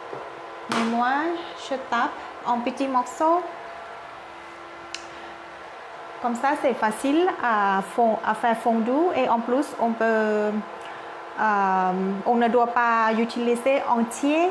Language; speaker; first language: French; non-native, learner; Thai